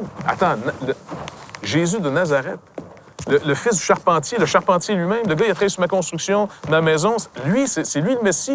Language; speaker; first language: French; native; French